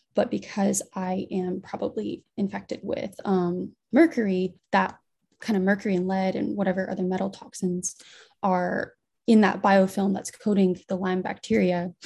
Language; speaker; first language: English; native; English